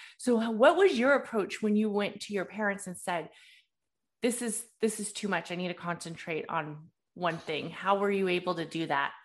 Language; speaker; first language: English; early bilingual, other home language; Spanish